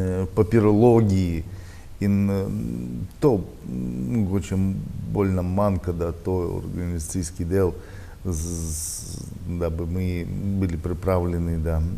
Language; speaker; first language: Slovenian; non-native, learner; Russian